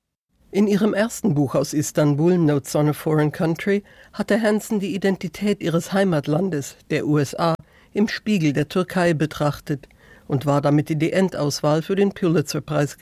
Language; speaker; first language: German; native; German